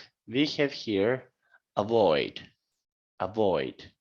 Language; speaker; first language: English; non-native, fluent; Serbian